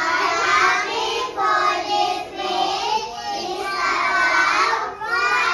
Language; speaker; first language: English; non-native, learner; Thai